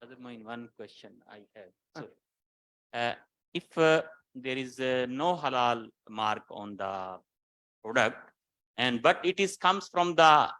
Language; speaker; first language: English; non-native, learner; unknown